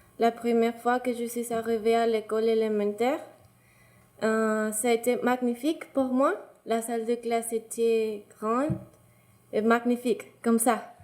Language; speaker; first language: French; non-native, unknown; Spanish